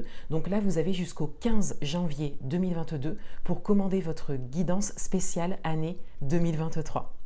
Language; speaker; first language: French; native; French